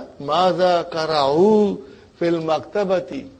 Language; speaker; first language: Arabic; non-native, fluent; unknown